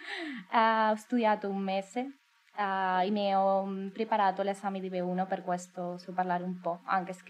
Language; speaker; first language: Italian; non-native, learner; Spanish